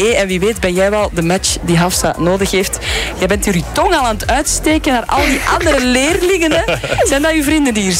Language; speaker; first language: Dutch; native; Dutch